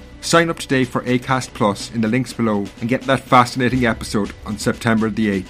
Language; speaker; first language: English; native; English